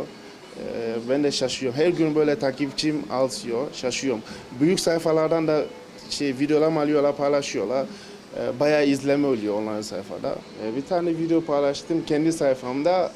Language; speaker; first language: Turkish; non-native, learner; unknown